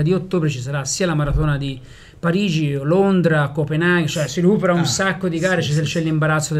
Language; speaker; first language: Italian; native; Italian